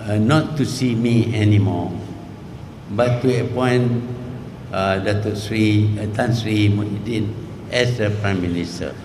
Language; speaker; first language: English; non-native, local second language; Malay